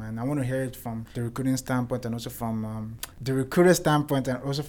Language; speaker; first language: English; non-native, local second language; Igbo